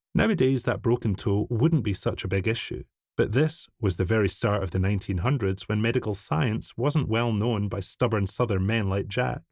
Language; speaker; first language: English; native; English